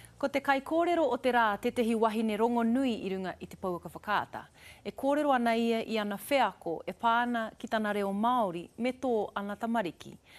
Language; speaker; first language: Māori; non-native, local second language; English